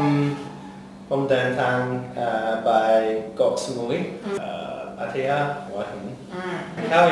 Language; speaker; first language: Thai; non-native, learner; English